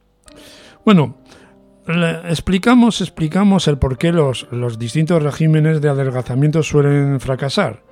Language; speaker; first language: Spanish; native; Spanish